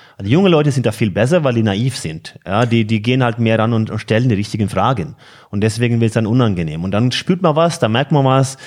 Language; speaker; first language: German; non-native, fluent; Norwegian